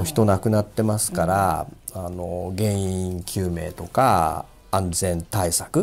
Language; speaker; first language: Japanese; native; Japanese